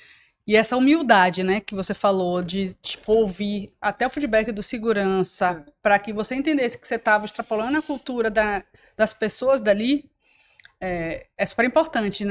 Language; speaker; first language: Portuguese; native; Portuguese